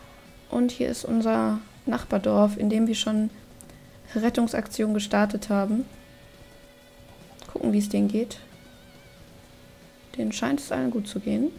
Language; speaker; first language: German; native; German